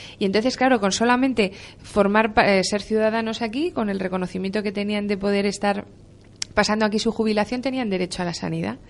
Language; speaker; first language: Spanish; native; Spanish